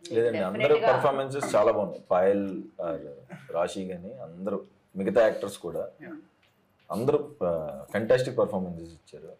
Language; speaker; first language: Telugu; native; Telugu